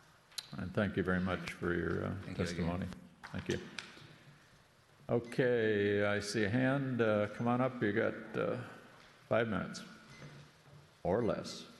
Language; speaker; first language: English; native; English